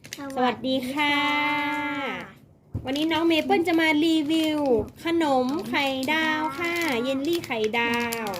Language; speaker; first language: Thai; native; Thai